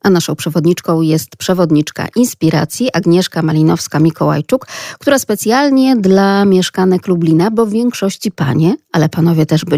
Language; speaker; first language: Polish; native; Polish